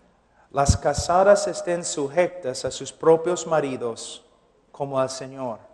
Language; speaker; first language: Spanish; non-native, fluent; English